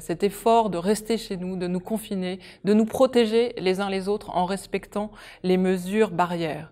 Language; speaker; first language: French; native; French